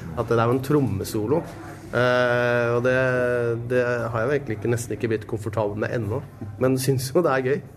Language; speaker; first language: Norwegian; native; Norwegian